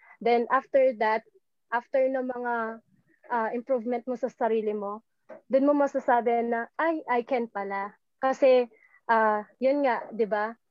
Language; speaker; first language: Filipino; non-native, local second language; Pampanga